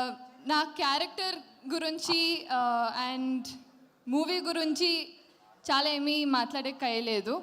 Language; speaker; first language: Telugu; non-native, learner; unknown